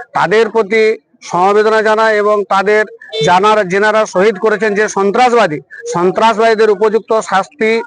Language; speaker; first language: Bangla; non-native, local second language; Santali